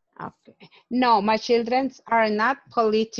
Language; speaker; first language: English; non-native, learner; Spanish